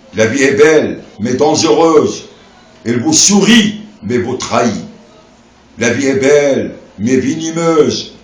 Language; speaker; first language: French; non-native, local second language; Arabic